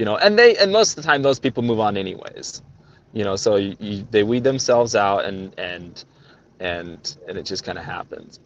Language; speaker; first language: English; native; English